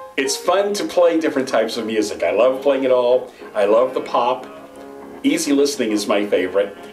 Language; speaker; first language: English; native; English